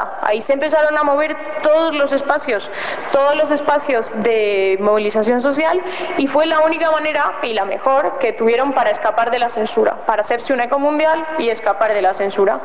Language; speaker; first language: Spanish; native; Spanish